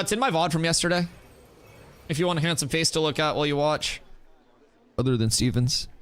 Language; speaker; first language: English; native; English